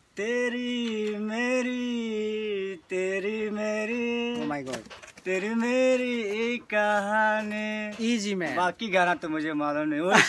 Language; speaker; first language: Hindi; non-native, local second language; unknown